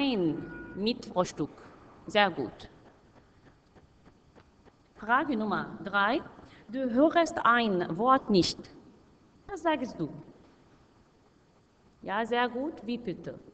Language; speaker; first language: German; non-native, fluent; Arabic